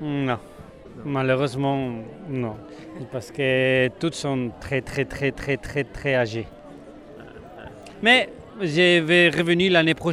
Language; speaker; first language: French; non-native, learner; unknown